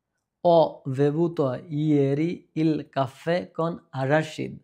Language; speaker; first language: Italian; non-native, learner; Bangla